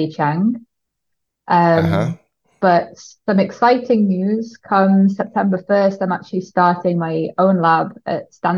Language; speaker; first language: English; native; English